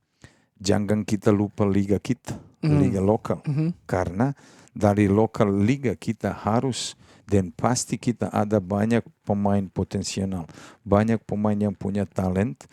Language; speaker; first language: Indonesian; non-native, fluent; Serbian